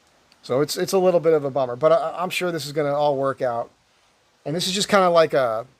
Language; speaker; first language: English; native; English